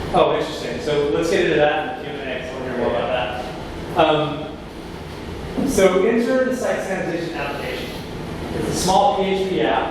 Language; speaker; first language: English; native; English